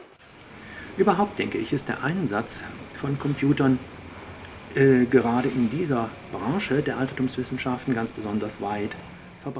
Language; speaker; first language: German; native; German